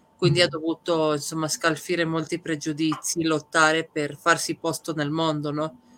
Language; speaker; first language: Italian; early bilingual, other home language; Serbian